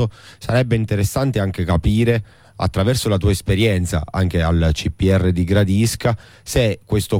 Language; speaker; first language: Italian; native; Italian